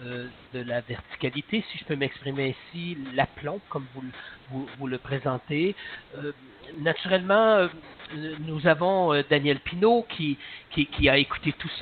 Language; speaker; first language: French; native; French